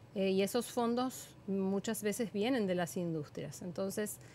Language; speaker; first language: Spanish; native; Spanish